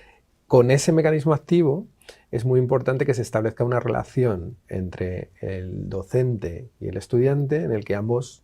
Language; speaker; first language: Spanish; native; Spanish